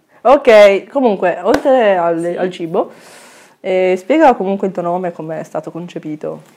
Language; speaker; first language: Italian; early bilingual, other home language; Chinese